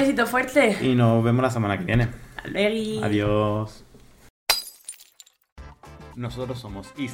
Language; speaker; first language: Spanish; native; Spanish